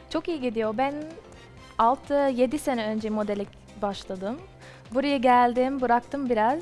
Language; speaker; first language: Turkish; early bilingual, heritage; Turkish